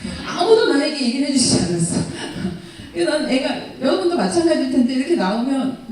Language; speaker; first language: Korean; native; Korean